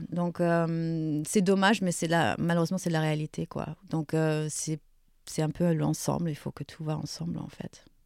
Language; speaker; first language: French; non-native, fluent; German